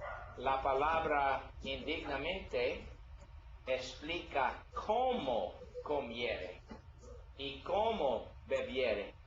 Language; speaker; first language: Spanish; non-native, learner; English